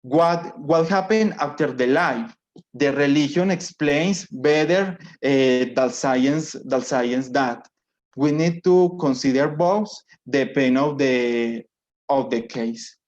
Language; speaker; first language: English; non-native, learner; Spanish